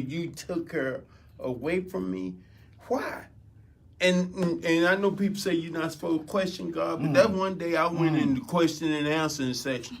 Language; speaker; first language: English; native; English